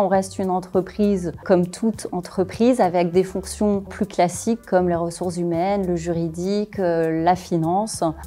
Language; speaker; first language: French; native; French